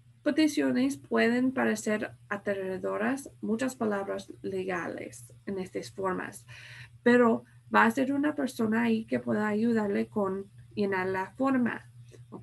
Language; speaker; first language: Spanish; non-native, fluent; English